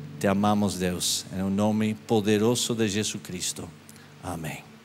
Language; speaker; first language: Portuguese; non-native, learner; English